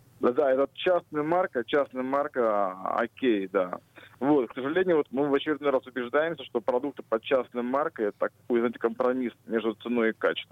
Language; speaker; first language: Russian; native; Russian